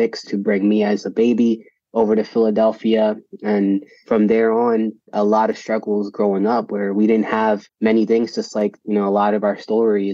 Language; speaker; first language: English; native; English